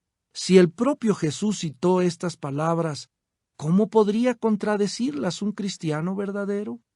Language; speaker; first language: Spanish; native; Spanish